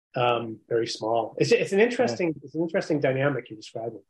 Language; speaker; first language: English; native; English